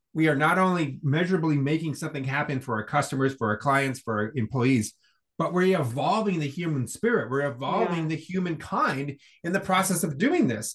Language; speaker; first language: English; native; English